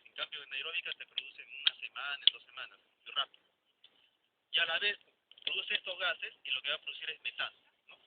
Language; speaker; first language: Spanish; native; Spanish